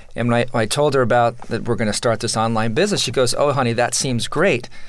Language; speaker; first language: English; native; English